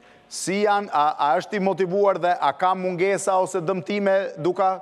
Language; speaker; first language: Albanian; native; Albanian